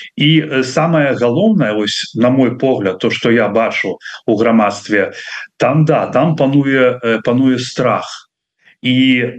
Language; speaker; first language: Belarusian; non-native, local second language; Russian